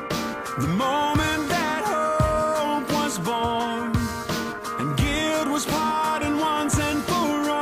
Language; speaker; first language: English; native; English